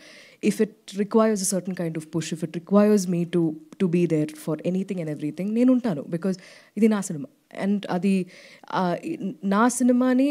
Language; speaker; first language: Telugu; non-native, fluent; Malayalam